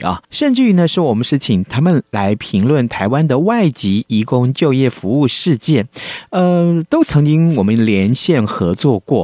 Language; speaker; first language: Chinese; native; Chinese